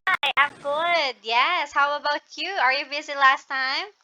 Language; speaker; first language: English; non-native, local second language; Filipino